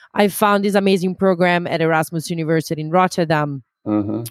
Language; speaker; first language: English; non-native, fluent; Italian